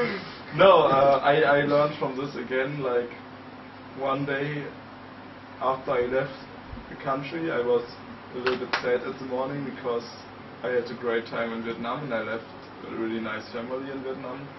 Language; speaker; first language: English; non-native, fluent; German